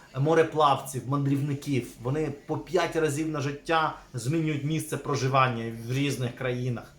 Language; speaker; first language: Ukrainian; native; Ukrainian